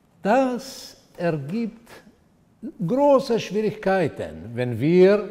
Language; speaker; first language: German; non-native, fluent; Portuguese